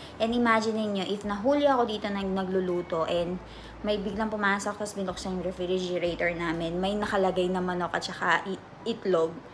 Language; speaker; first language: Filipino; native; Filipino